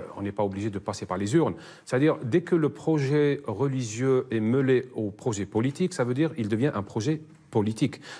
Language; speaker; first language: French; non-native, local second language; Arabic